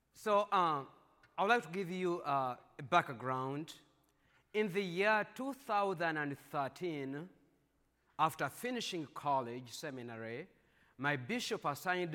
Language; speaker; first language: English; non-native, local second language; Ganda